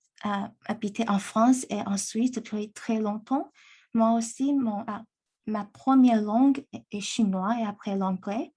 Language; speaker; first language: French; non-native, learner; Chinese